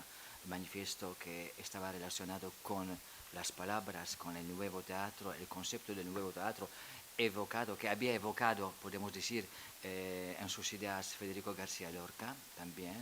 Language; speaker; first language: Spanish; non-native, fluent; Polish